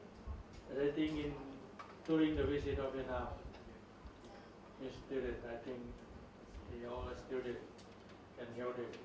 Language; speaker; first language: English; non-native, learner; Thai